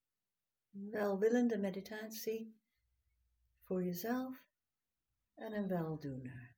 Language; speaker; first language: Dutch; non-native, fluent; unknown